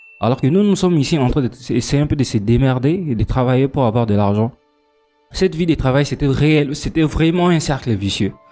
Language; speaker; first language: French; non-native, local second language; Lingala